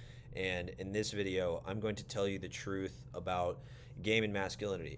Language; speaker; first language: English; native; English